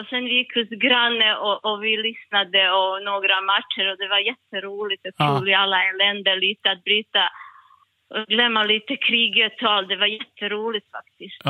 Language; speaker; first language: Swedish; non-native, learner; Bosnian